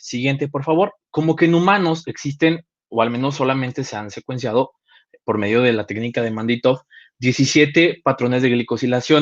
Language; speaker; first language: Spanish; native; Spanish